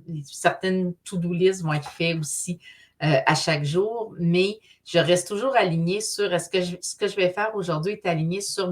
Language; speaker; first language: French; native; French